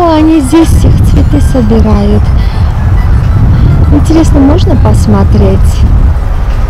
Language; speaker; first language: Russian; non-native, fluent; Armenian